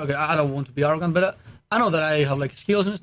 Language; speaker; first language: English; non-native, fluent; Spanish